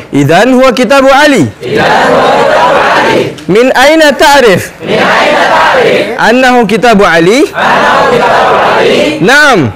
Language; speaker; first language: Arabic; non-native, learner; Indonesian